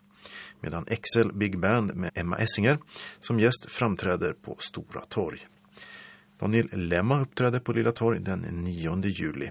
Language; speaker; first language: Swedish; native; Swedish